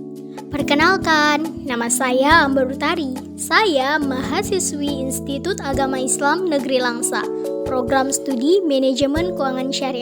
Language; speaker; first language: Indonesian; native; Indonesian